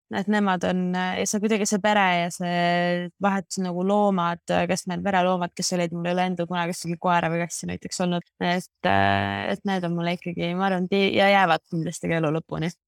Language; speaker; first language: Estonian; native; Estonian